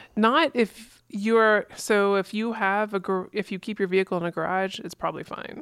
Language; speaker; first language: English; native; English